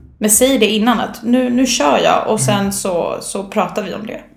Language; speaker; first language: Swedish; early bilingual, other home language; Bosnian